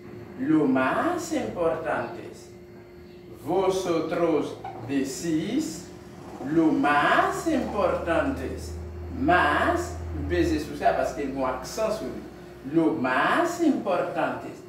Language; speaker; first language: Spanish; non-native, fluent; Haitian Creole